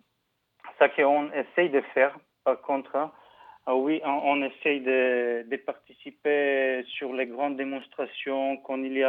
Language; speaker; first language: French; non-native, fluent; Bulgarian